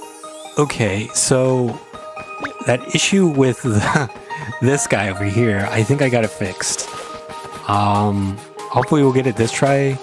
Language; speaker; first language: English; native; English